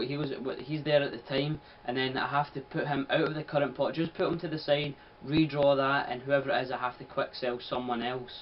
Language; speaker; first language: English; native; English